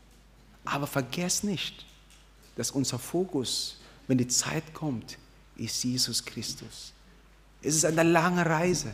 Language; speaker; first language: German; non-native, fluent; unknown